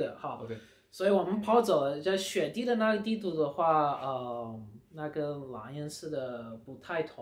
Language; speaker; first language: Chinese; early bilingual, heritage; Chinese